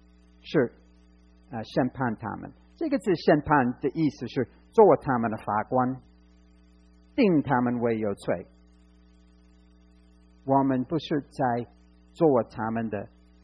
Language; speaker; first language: Chinese; non-native, fluent; English